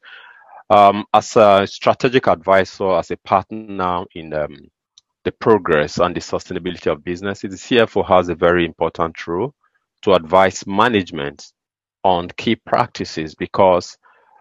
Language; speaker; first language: English; non-native, local second language; Igbo